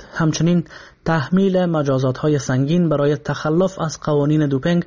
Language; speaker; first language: Persian; native; Persian